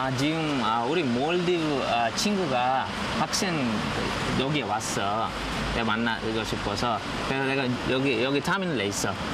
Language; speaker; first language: Korean; non-native, learner; Divehi